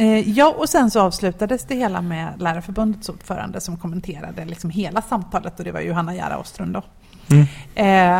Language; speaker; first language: Swedish; native; Swedish